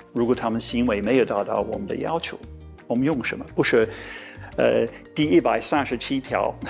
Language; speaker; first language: Chinese; non-native, fluent; English